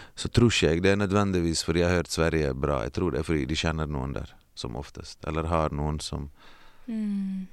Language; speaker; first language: Norwegian; early bilingual, other home language; Bosnian